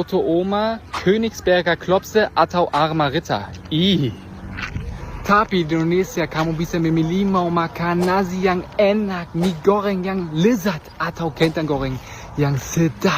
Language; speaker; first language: Indonesian; non-native, learner; German